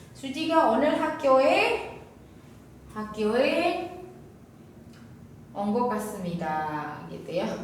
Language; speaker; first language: Korean; non-native, fluent; Indonesian